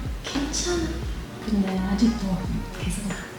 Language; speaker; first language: Korean; non-native, learner; German